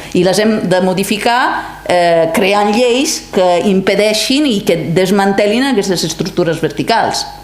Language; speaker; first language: Catalan; non-native, fluent; Italian